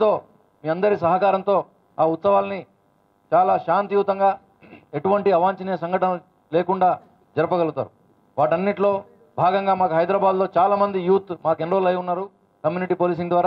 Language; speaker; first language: Telugu; native; Telugu